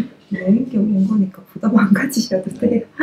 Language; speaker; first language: Korean; native; Korean